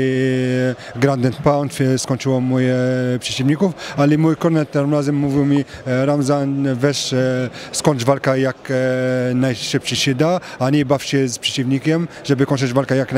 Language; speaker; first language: Polish; non-native, learner; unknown